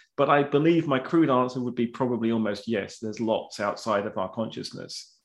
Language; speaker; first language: English; native; English